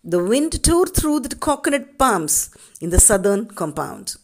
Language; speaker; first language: English; non-native, local second language; Tamil